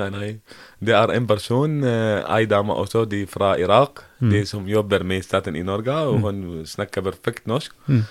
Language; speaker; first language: Norwegian; non-native, learner; Arabic